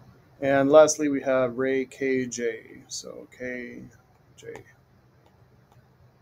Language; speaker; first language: English; native; English